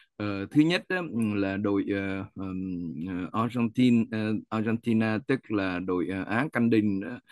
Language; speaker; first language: Vietnamese; native; Vietnamese